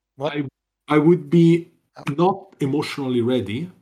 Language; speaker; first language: English; non-native, fluent; Italian